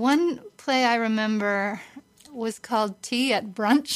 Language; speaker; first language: English; native; English